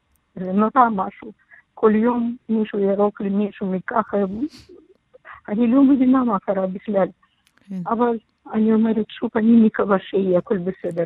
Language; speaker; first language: Hebrew; non-native, learner; Russian